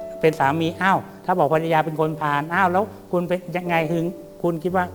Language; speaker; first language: Thai; native; Thai